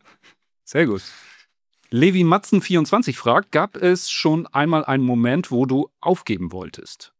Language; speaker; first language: German; native; German